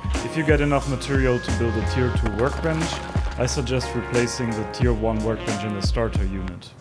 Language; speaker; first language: English; non-native, fluent; German